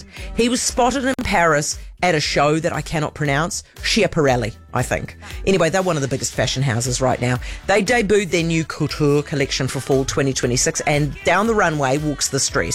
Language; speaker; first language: English; native; English